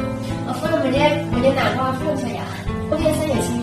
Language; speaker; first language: Chinese; native; Chinese